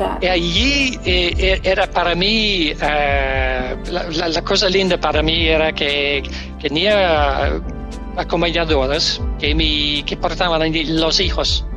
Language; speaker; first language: Spanish; non-native, learner; Danish